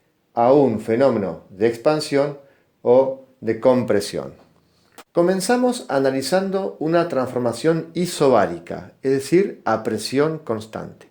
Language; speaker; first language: Spanish; native; Spanish